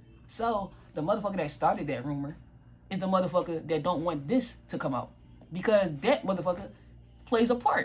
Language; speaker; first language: English; native; English